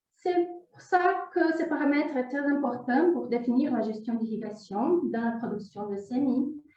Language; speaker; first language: French; non-native, fluent; Portuguese